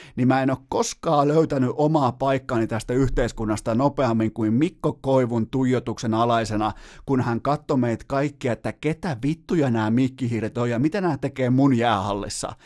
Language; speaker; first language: Finnish; native; Finnish